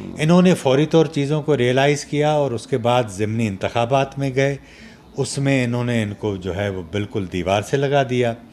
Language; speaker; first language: Urdu; non-native, local second language; Sindhi